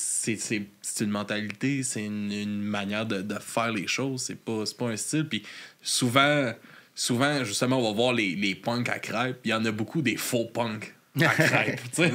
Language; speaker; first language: French; native; French